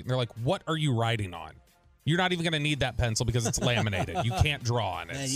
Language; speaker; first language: English; native; English